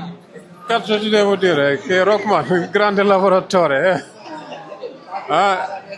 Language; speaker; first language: Italian; early bilingual, other home language; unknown